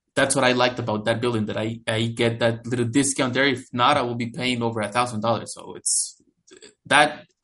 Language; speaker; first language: English; non-native, fluent; Spanish